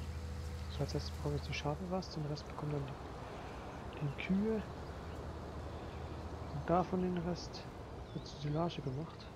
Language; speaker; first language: German; native; German